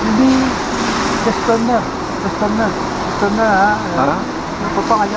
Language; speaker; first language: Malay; non-native, local second language; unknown